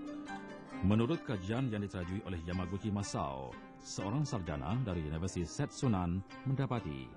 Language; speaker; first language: Malay; native; Malay